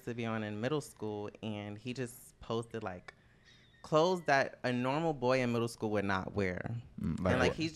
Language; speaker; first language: English; native; English